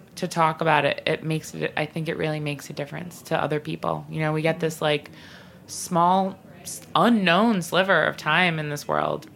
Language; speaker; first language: English; native; English